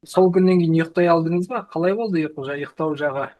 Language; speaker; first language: Kazakh; native; Kazakh